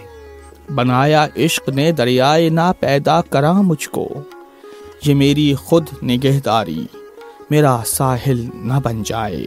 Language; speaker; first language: Urdu; native; Urdu